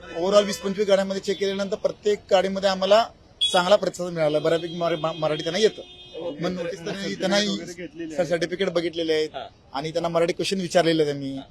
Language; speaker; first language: Marathi; native; Marathi